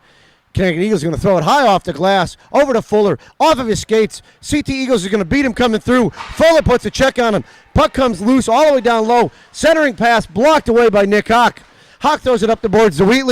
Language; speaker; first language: English; native; English